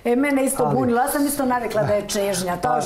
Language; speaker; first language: Croatian; native; Croatian